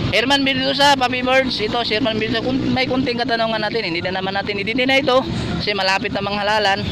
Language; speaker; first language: Filipino; non-native, local second language; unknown